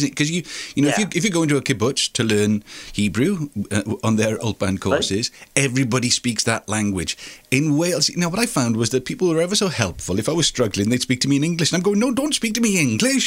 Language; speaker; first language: English; non-native, local second language; Welsh